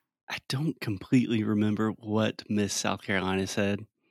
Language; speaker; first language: English; native; English